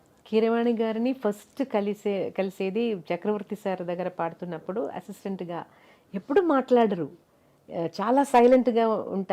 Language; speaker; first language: Telugu; non-native, local second language; Malayalam